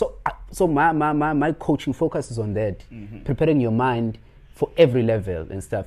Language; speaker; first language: English; non-native, local second language; Xhosa